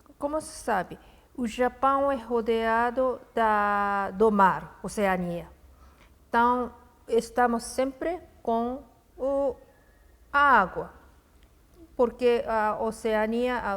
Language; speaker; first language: Portuguese; non-native, fluent; Japanese